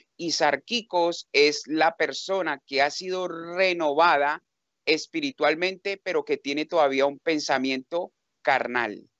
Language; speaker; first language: Spanish; native; Spanish